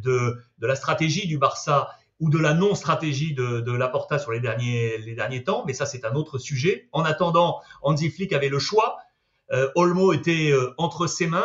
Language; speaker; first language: French; native; French